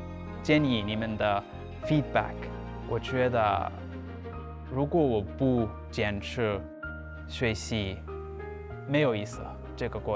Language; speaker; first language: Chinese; non-native, learner; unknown